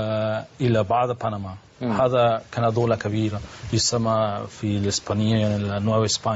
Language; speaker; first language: Arabic; non-native, learner; Spanish